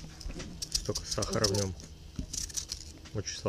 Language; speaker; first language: Russian; native; Russian